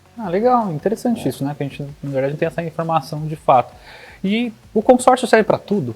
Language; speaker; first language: Portuguese; native; Portuguese